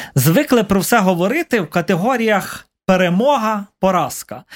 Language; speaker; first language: Ukrainian; native; Ukrainian